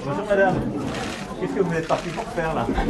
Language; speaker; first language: French; native; French